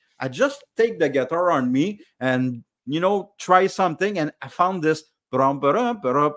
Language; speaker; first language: English; non-native, learner; French